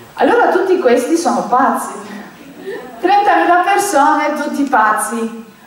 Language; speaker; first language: Italian; non-native, fluent; Polish